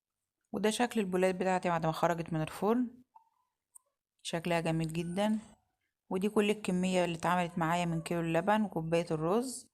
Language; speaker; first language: Arabic; native; Arabic